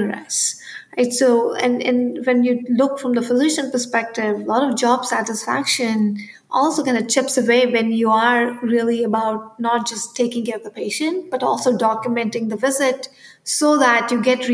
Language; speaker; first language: English; non-native, local second language; Hindi